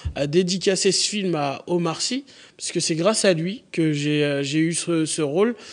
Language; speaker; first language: French; native; French